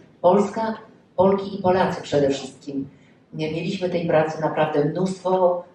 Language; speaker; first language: Polish; native; Polish